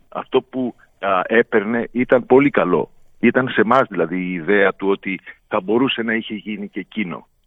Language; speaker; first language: Greek; native; Greek